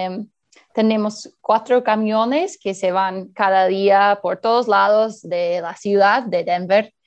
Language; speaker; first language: Spanish; early bilingual, heritage; Spanish